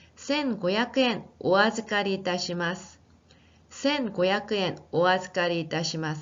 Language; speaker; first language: Japanese; non-native, fluent; Korean